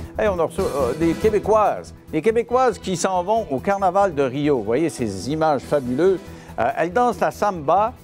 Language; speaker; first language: French; native; French